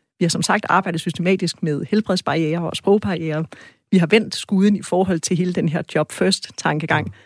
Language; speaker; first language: Danish; native; Danish